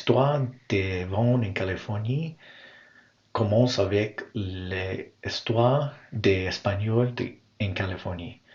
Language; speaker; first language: French; non-native, learner; English